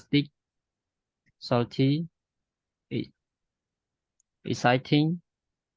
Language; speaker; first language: English; non-native, learner; Khmer